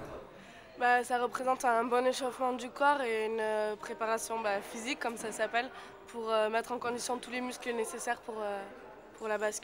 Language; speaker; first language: French; native; French